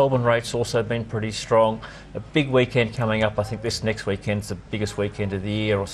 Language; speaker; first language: English; native; English